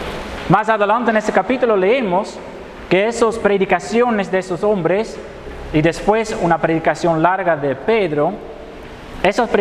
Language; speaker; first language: Spanish; non-native, fluent; Dutch